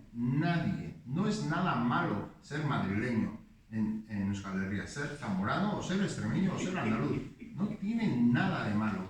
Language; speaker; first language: Spanish; native; Spanish